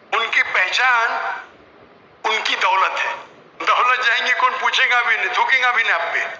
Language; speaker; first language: Hindi; non-native, local second language; Konkani